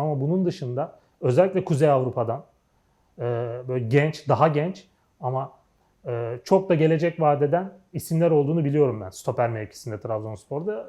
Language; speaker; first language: Turkish; native; Turkish